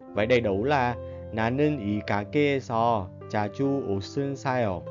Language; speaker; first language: Korean; non-native, learner; Vietnamese